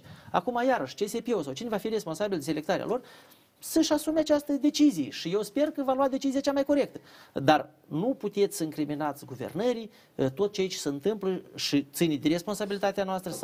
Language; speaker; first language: Romanian; native; Romanian